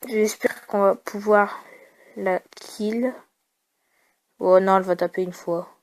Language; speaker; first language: French; native; French